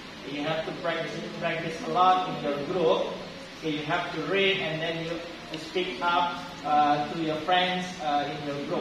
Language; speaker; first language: English; non-native, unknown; Indonesian